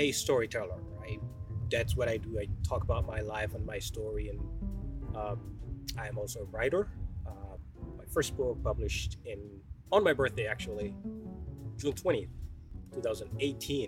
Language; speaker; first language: English; non-native, fluent; Somali